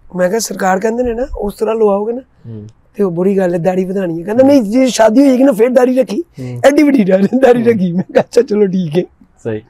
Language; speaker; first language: Urdu; non-native, local second language; Punjabi